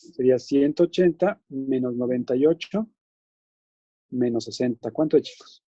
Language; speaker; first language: Spanish; native; Spanish